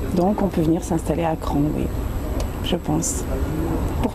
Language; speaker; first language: French; native; French